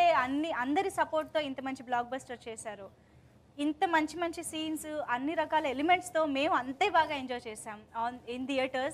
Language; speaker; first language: Telugu; native; Telugu